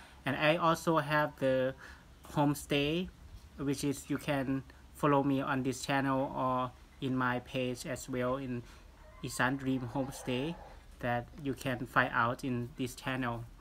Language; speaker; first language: English; non-native, fluent; Thai